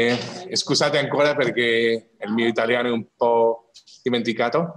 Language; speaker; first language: Italian; non-native, fluent; Spanish